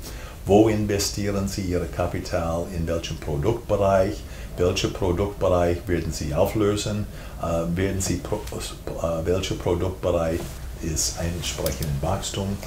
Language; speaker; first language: German; non-native, fluent; English